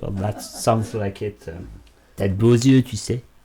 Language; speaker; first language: English; non-native, fluent; French